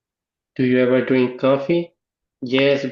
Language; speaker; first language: English; non-native, learner; Spanish